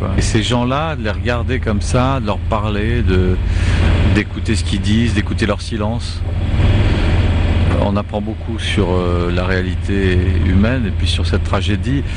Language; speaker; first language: French; native; French